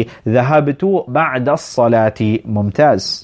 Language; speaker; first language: Arabic; non-native, fluent; English